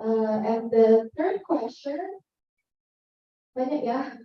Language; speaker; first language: English; non-native, learner; Indonesian